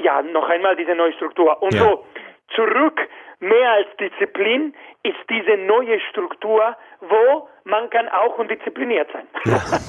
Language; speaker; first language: German; non-native, learner; Spanish